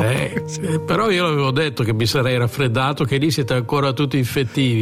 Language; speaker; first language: Italian; native; Italian